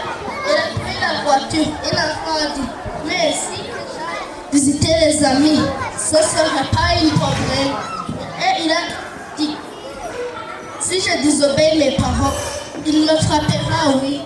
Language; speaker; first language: French; non-native, learner; Kinyarwanda